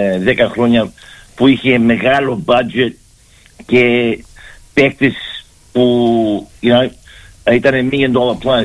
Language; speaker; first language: Greek; early bilingual, heritage; Greek